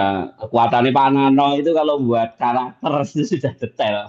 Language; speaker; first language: Indonesian; native; Indonesian